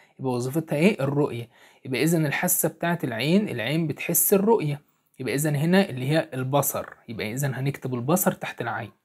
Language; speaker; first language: Arabic; native; Arabic